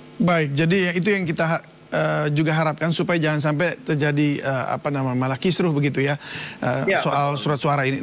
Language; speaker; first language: Indonesian; native; Indonesian